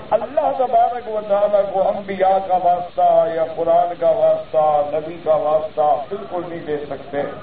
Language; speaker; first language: Urdu; early bilingual, heritage; Urdu